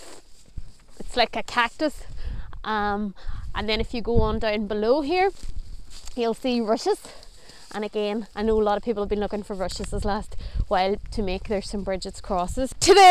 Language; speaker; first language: English; native; English